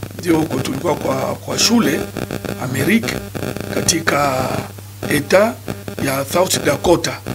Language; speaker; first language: Swahili; non-native, local second language; Nande